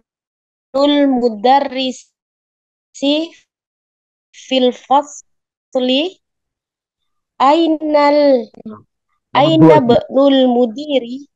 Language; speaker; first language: Arabic; non-native, learner; Indonesian